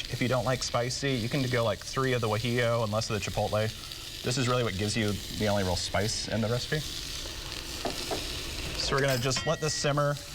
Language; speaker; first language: English; native; English